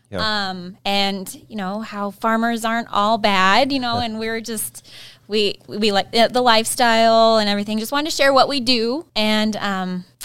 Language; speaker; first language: English; native; English